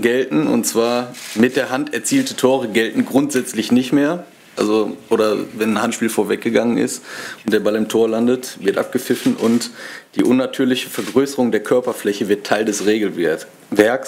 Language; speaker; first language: German; native; German